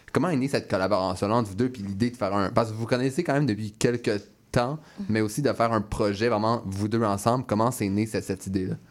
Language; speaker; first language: French; native; French